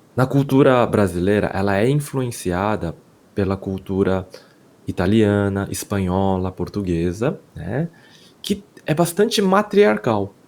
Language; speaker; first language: Portuguese; non-native, fluent; Korean